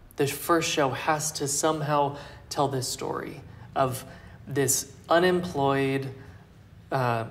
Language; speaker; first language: English; native; English